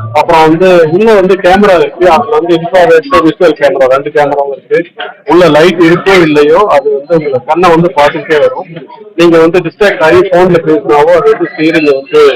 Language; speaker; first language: Tamil; native; Tamil